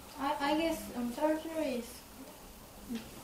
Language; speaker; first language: English; non-native, learner; Korean